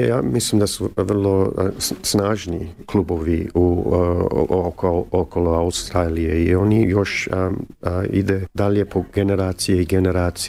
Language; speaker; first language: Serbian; early bilingual, heritage; Croatian